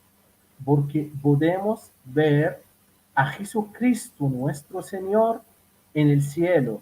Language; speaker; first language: Spanish; non-native, fluent; Arabic